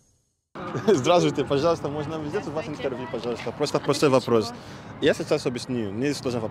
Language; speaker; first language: Russian; non-native, learner; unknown